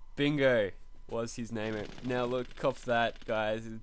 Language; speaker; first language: English; native; English